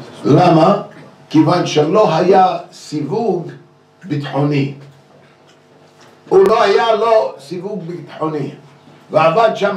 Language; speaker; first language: Hebrew; non-native, fluent; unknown